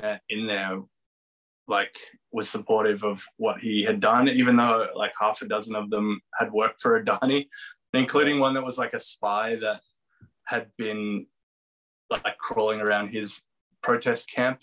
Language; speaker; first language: English; native; English